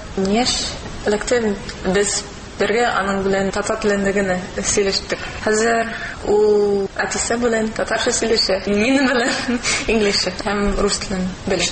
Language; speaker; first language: Tatar; non-native, fluent; English